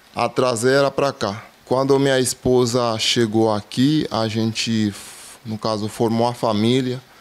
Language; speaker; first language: Portuguese; non-native, fluent; Haitian Creole